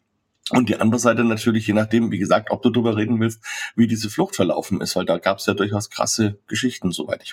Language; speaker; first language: German; native; German